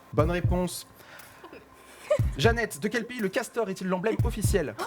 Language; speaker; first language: French; native; French